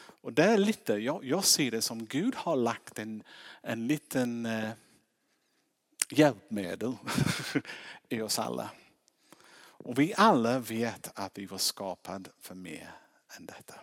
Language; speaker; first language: Swedish; non-native, fluent; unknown